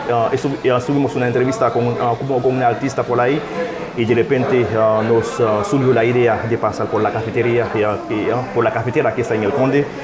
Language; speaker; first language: Spanish; non-native, fluent; Haitian Creole